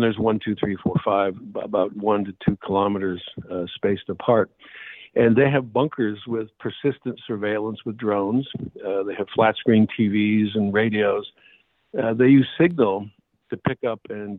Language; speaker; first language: English; native; English